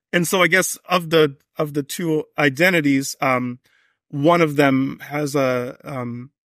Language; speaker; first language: English; native; English